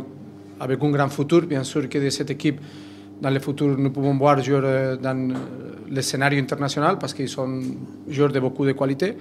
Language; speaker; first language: French; non-native, fluent; Spanish